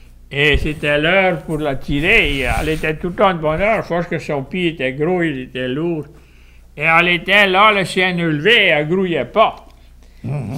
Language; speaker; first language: French; early bilingual, heritage; French